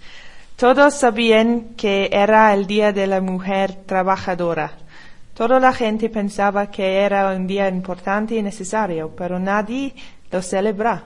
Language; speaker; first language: Spanish; non-native, learner; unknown